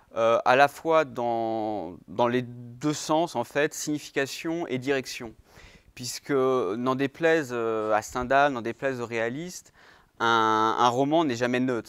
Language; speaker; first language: French; native; French